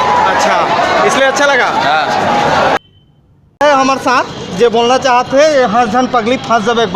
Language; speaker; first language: Hindi; non-native, local second language; Chhattisgarhi